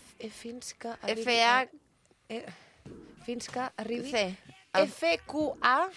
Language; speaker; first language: Catalan; native; Catalan